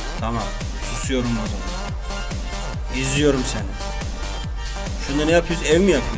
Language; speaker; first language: Turkish; native; Turkish